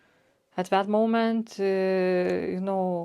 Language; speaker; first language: English; non-native, fluent; Lithuanian